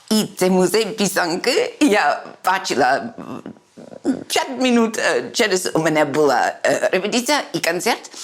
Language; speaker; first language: Ukrainian; early bilingual, heritage; English